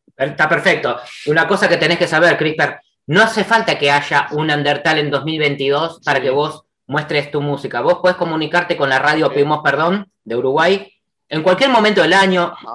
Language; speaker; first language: Spanish; native; Spanish